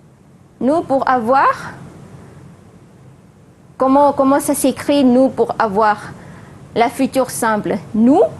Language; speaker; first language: French; non-native, fluent; Malay